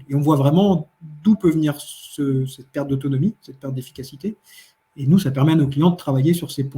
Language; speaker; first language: French; native; French